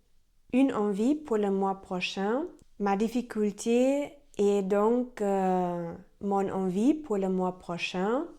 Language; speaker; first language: French; non-native, learner; German